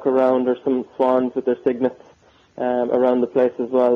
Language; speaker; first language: English; native; English